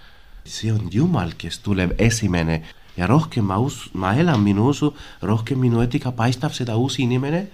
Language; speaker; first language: Estonian; non-native, learner; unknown